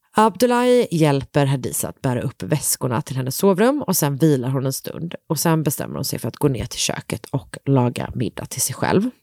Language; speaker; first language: Swedish; native; Swedish